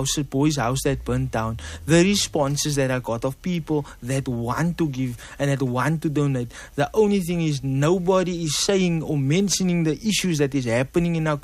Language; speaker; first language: English; native; English